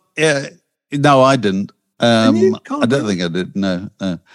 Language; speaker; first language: English; native; English